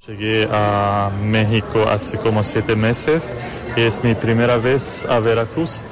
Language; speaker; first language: Spanish; non-native, learner; Arabic